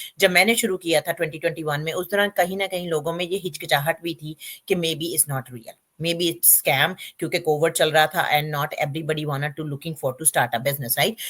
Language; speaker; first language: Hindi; non-native, local second language; Punjabi